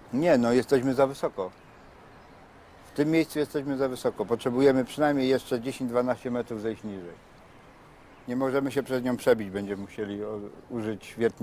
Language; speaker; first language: Polish; native; Polish